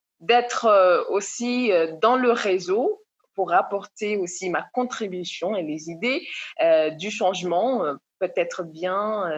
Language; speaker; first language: French; non-native, local second language; Comorian